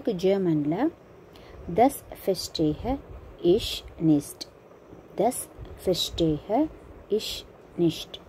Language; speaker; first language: German; non-native, learner; Tamil